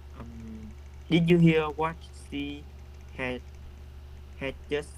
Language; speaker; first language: English; non-native, learner; Vietnamese